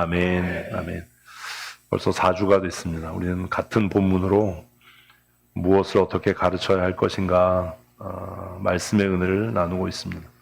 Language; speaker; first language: Korean; native; Korean